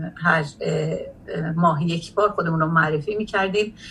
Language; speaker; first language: Persian; non-native, local second language; Azerbaijani